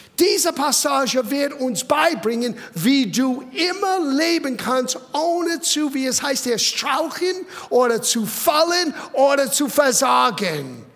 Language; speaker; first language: German; non-native, fluent; English